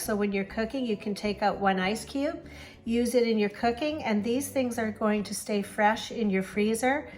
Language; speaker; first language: English; native; English